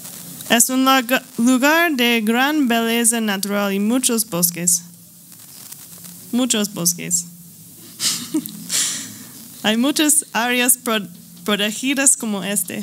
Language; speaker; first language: Spanish; non-native, learner; English